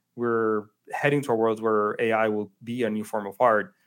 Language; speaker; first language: English; non-native, fluent; Spanish